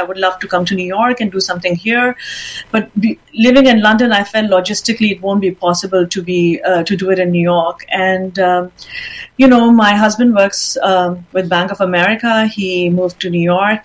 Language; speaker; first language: English; non-native, local second language; Urdu